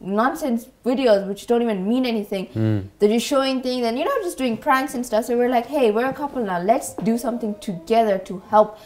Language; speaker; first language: English; native; English